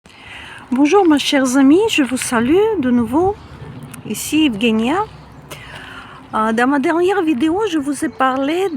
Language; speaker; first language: French; non-native, fluent; Russian